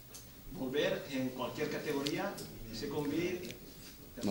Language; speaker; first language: Spanish; native; Spanish